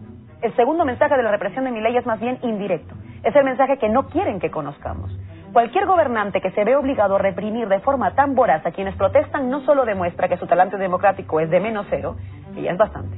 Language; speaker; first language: Spanish; native; Spanish